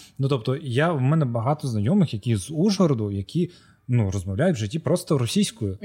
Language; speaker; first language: Ukrainian; non-native, local second language; Russian